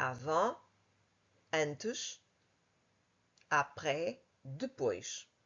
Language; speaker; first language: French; non-native, fluent; Portuguese